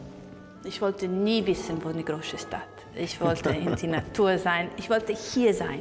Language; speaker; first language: German; non-native, learner; Italian